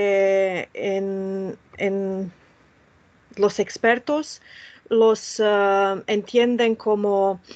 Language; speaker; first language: Spanish; non-native, fluent; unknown